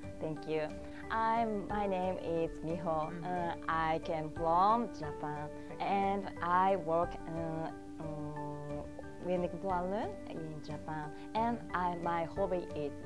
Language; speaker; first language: English; non-native, learner; Japanese